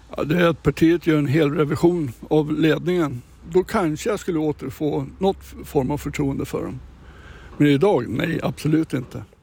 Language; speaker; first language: Swedish; native; Swedish